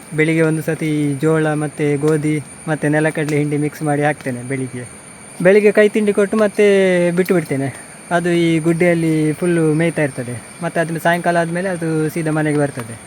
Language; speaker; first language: Kannada; non-native, local second language; Tulu